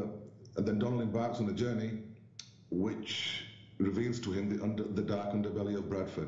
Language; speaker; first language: English; native; English